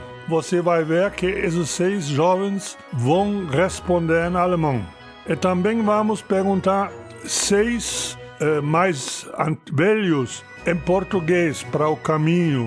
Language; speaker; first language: Portuguese; non-native, fluent; German